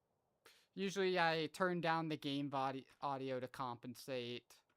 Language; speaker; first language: English; native; English